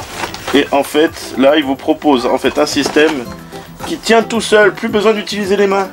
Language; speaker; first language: French; native; French